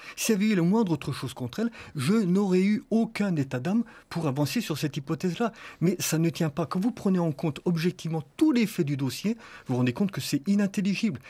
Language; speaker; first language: French; native; French